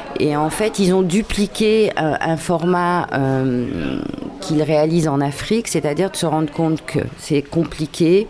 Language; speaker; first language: French; native; French